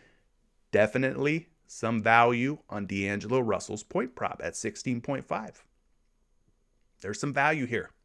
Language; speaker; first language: English; native; English